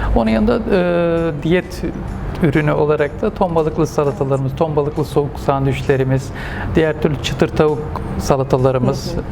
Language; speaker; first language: Turkish; native; Turkish